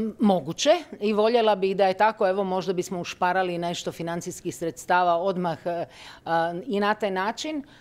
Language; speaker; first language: Croatian; native; Croatian